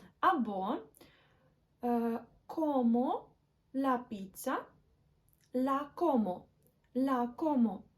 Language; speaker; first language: Spanish; non-native, learner; Ukrainian